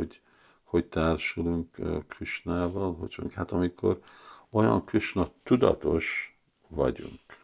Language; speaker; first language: Hungarian; early bilingual, heritage; Hungarian